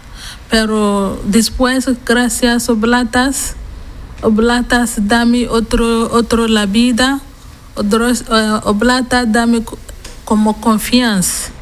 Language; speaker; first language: Spanish; non-native, learner; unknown